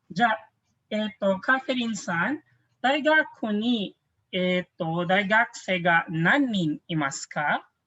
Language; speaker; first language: Japanese; non-native, fluent; Filipino